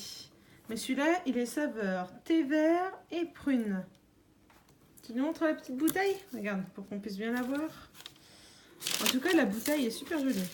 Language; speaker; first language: French; native; French